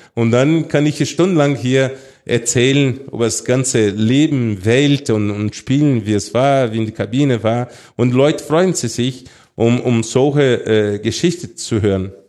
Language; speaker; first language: German; non-native, fluent; Portuguese